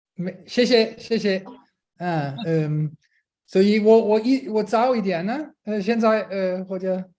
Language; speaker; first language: Chinese; non-native, learner; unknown